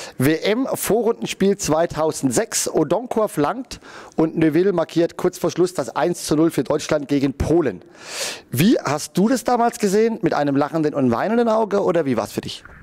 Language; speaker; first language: German; native; German